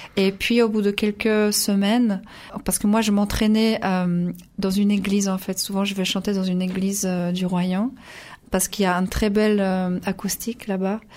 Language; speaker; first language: French; non-native, fluent; Polish